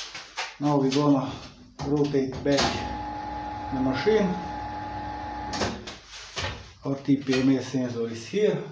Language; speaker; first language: English; non-native, learner; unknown